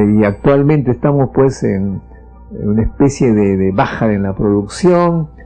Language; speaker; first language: Spanish; native; Spanish